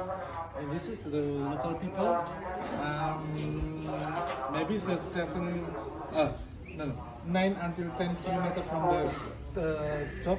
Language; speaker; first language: English; non-native, learner; Indonesian